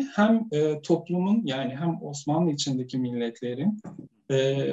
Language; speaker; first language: Turkish; native; Turkish